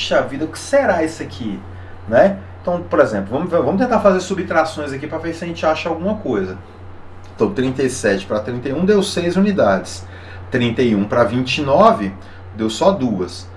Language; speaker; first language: Portuguese; native; Portuguese